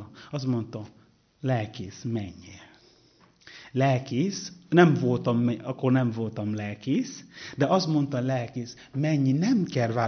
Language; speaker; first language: Hungarian; non-native, learner; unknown